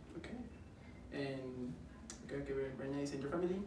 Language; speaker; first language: English; non-native, learner; Spanish